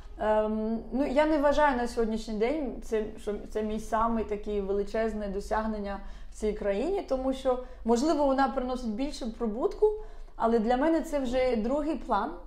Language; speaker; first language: Ukrainian; non-native, local second language; Russian